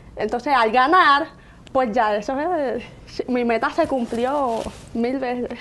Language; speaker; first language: Spanish; native; Spanish